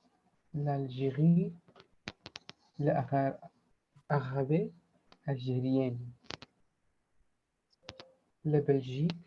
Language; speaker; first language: French; non-native, learner; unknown